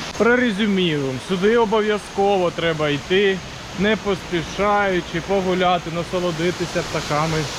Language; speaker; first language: Ukrainian; non-native, local second language; Russian